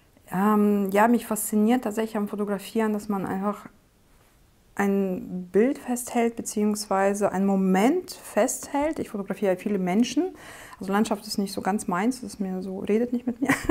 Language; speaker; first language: German; non-native, fluent; Russian